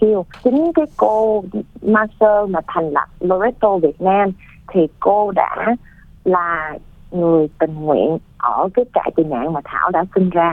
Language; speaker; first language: Vietnamese; early bilingual, heritage; Vietnamese